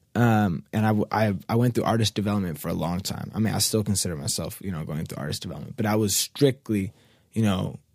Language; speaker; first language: English; native; English